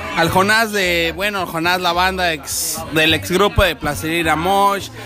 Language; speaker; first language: Spanish; native; Spanish